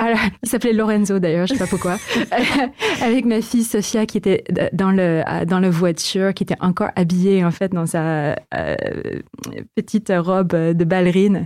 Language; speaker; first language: French; non-native, fluent; Filipino